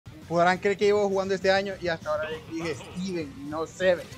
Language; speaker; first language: Spanish; native; Spanish